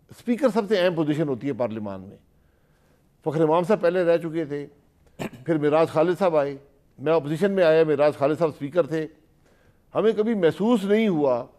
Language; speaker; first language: Urdu; non-native, local second language; Punjabi